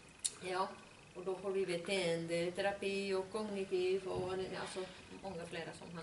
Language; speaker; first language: Swedish; non-native, fluent; Spanish